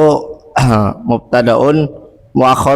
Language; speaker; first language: Arabic; non-native, learner; Indonesian